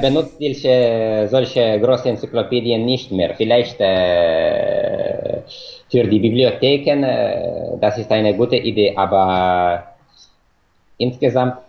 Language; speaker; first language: German; non-native, fluent; Russian